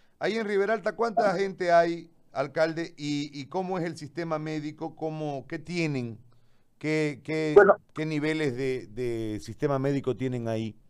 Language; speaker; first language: Spanish; native; Spanish